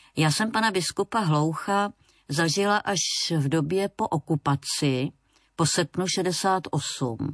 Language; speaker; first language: Czech; native; Czech